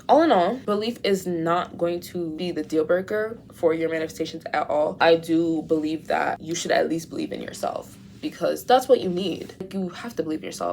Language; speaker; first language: English; native; English